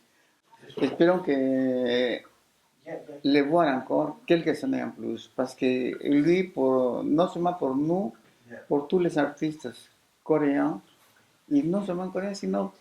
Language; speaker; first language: French; non-native, fluent; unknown